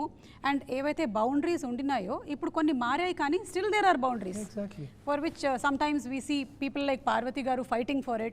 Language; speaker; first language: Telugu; native; Telugu